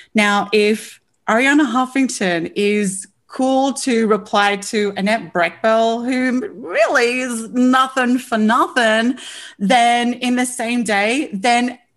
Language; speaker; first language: English; native; English